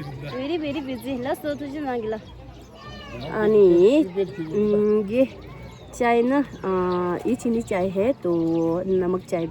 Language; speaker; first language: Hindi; non-native, local second language; Tibetan